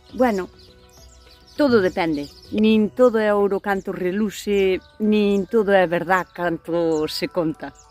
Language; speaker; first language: Galician; native; Galician